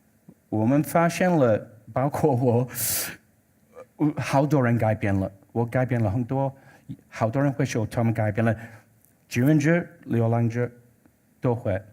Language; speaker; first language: Chinese; non-native, learner; English